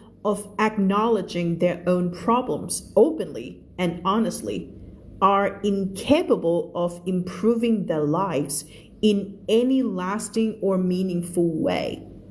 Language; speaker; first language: English; non-native, fluent; Thai